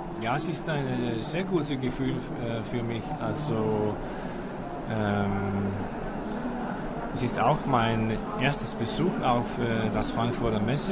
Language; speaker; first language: German; non-native, learner; Danish